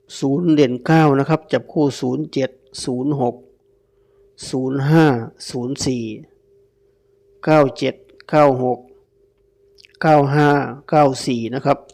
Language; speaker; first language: Thai; native; Thai